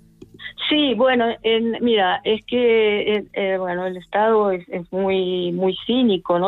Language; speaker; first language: Spanish; native; Spanish